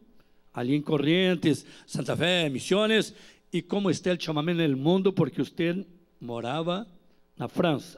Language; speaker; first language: Portuguese; native; Portuguese